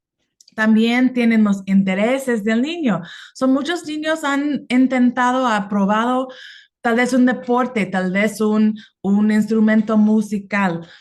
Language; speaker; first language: Spanish; non-native, fluent; English